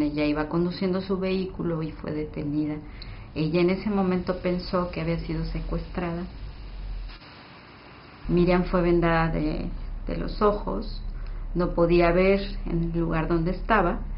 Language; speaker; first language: Spanish; native; Spanish